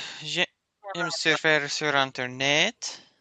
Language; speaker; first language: French; non-native, learner; English